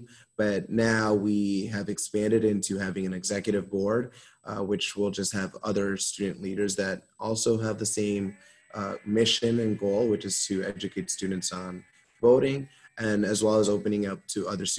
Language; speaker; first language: English; native; English